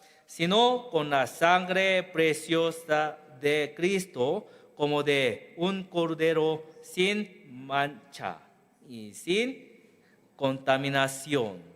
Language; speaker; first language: Spanish; non-native, learner; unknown